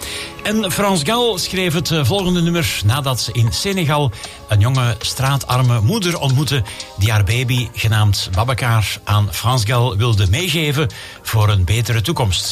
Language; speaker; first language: Dutch; native; Dutch